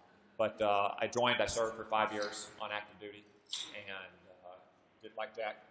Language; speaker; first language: English; native; English